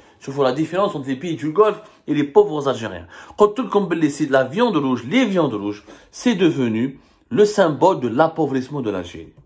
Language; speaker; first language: French; non-native, local second language; Arabic